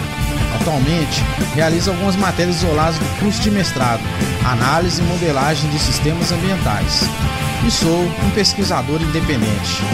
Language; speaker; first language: Portuguese; native; Portuguese